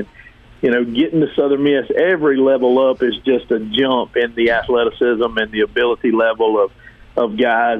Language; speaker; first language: English; native; English